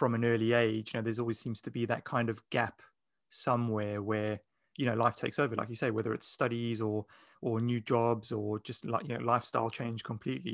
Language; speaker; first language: English; native; English